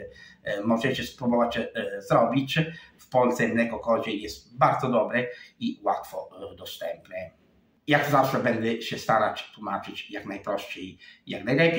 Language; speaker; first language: Polish; non-native, fluent; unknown